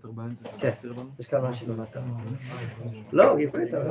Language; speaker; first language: Hebrew; non-native, fluent; English